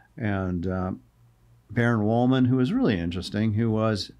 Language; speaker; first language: English; native; English